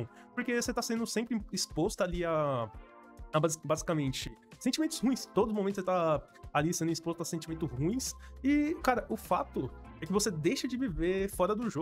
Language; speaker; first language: Portuguese; native; Portuguese